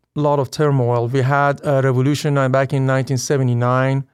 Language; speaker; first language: English; non-native, fluent; Persian